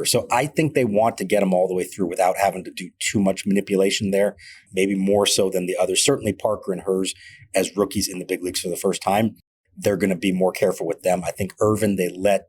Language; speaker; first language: English; native; English